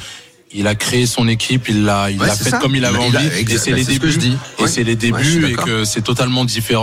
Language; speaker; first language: French; native; French